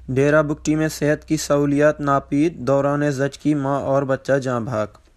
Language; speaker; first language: Urdu; non-native, local second language; Baluchi